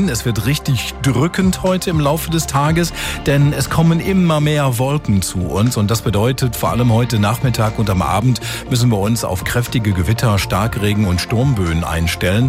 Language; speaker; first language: German; native; German